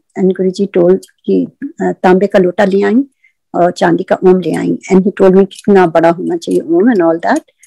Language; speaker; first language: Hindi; native; Hindi